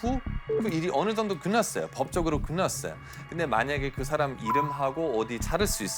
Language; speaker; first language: Korean; non-native, fluent; German